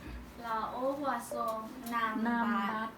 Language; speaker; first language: Chinese; non-native, learner; Lao